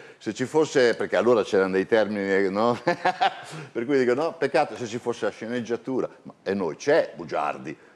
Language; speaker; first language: Italian; non-native, fluent; French